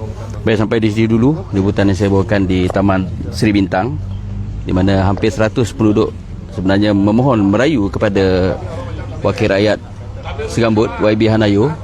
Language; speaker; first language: Malay; native; Malay